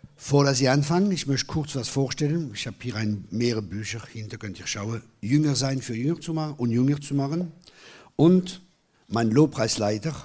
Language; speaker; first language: German; non-native, local second language; French